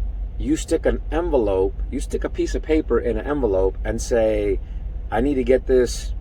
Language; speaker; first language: English; native; English